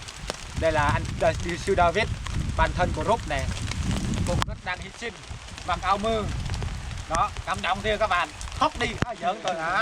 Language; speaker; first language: Vietnamese; non-native, local second language; Jarai